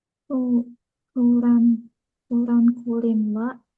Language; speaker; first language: Japanese; non-native, learner; Indonesian